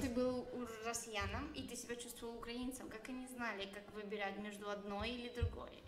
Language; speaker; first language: Russian; early bilingual, heritage; Russian